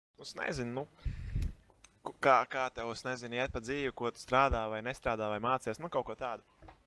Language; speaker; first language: Latvian; native; Latvian